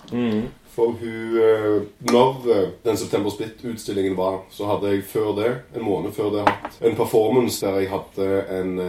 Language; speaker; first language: Norwegian; native; Norwegian